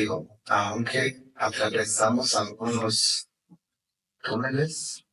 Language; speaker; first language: Spanish; non-native, fluent; Portuguese